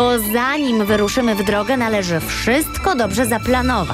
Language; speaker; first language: Polish; native; Polish